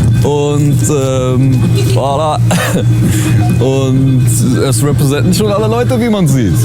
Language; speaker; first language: German; native; German